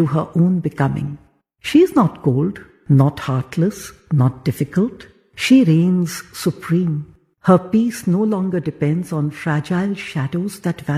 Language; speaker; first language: English; non-native, local second language; Hindi